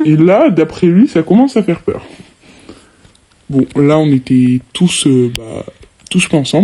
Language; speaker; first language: French; native; French